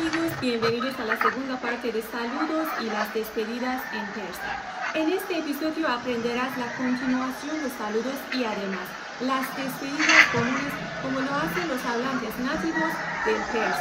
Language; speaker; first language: Spanish; non-native, fluent; Persian